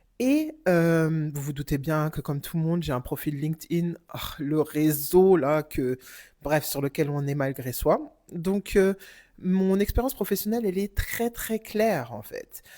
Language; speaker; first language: French; non-native, fluent; German